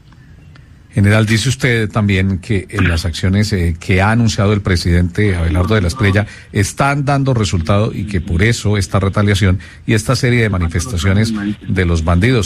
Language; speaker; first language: Spanish; native; Spanish